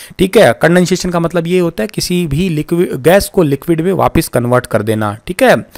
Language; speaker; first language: Hindi; native; Hindi